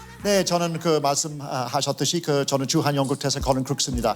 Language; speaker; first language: Korean; non-native, fluent; English